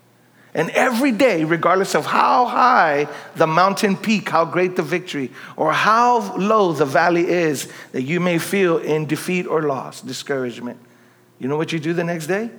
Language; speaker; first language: English; native; English